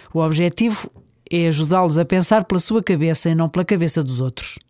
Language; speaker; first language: Portuguese; native; Portuguese